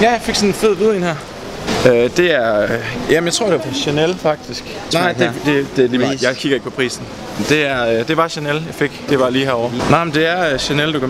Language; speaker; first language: Danish; native; Danish